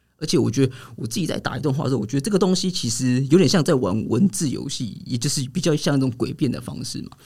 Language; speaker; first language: Chinese; native; Chinese